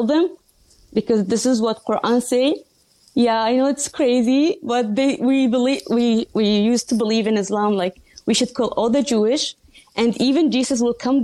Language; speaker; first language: English; non-native, learner; Arabic